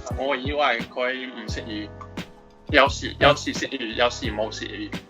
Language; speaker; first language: Cantonese; non-native, learner; English